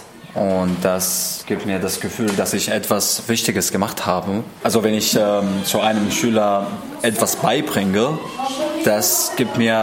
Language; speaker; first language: German; non-native, fluent; Arabic